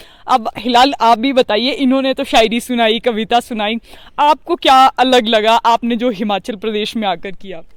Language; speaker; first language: Hindi; native; Hindi